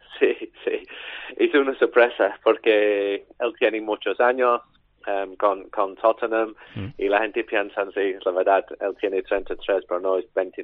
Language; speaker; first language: Spanish; non-native, learner; English